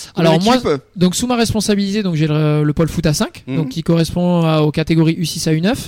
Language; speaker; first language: French; native; French